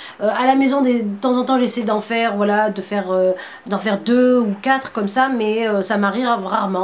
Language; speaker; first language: French; native; French